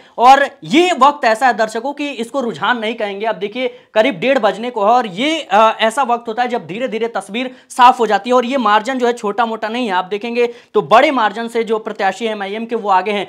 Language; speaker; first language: Hindi; native; Hindi